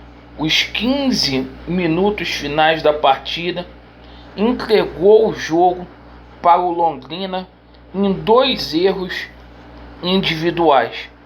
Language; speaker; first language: Portuguese; native; Portuguese